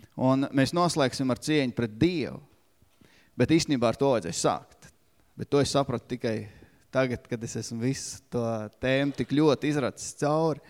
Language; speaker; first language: Latvian; native; Latvian